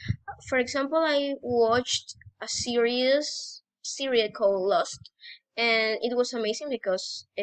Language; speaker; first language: English; non-native, learner; Spanish